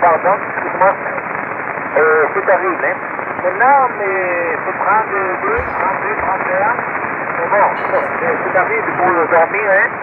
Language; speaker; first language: French; non-native, learner; Spanish